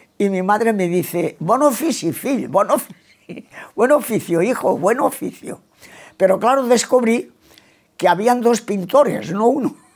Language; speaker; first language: Spanish; non-native, local second language; Catalan